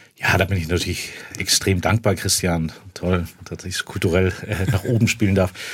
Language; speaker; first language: German; native; German